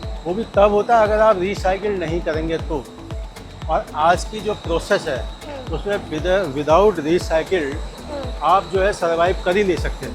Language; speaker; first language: Hindi; native; Hindi